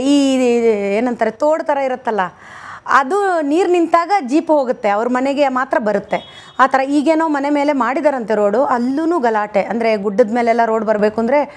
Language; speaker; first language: Kannada; non-native, local second language; Konkani